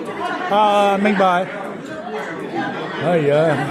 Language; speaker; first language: Chinese; non-native, learner; English